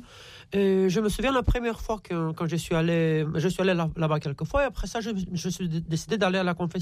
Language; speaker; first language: French; non-native, fluent; Romanian